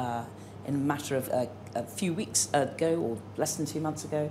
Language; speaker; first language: English; native; English